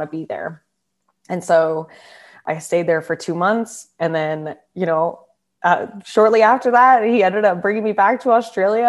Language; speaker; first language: English; native; English